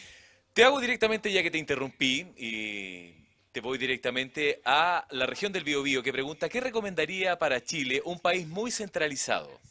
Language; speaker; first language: Spanish; native; Spanish